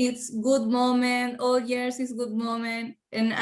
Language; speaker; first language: English; non-native, learner; Spanish